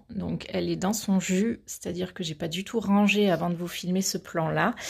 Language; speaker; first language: French; native; French